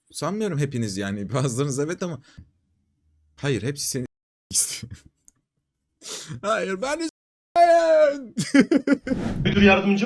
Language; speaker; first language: Turkish; native; Turkish